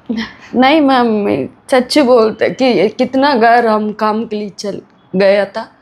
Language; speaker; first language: Hindi; non-native, local second language; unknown